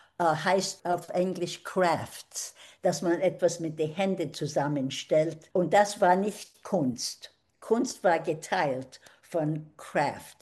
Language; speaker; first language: German; early bilingual, heritage; German